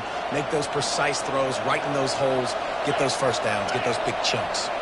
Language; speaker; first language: English; native; English